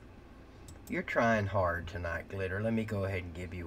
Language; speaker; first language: English; native; English